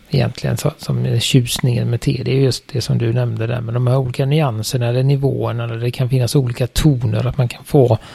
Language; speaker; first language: Swedish; native; Swedish